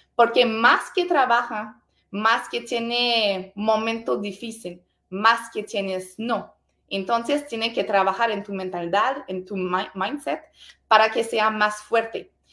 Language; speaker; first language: Spanish; non-native, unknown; French